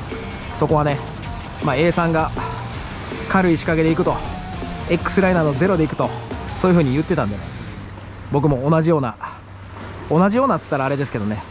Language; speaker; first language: Japanese; native; Japanese